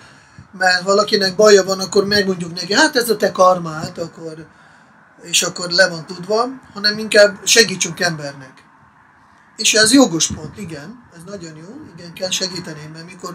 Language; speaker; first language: Hungarian; non-native, fluent; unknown